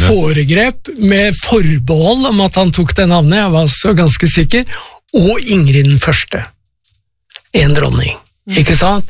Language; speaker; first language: Norwegian; native; Norwegian